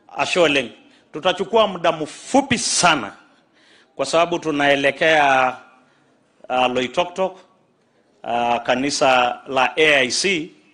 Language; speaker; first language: Swahili; non-native, local second language; Masai